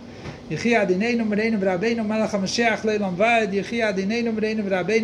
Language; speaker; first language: Hebrew; non-native, fluent; English